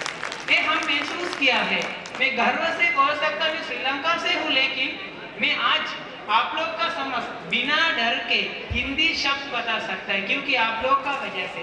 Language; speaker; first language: Hindi; non-native, learner; Sinhala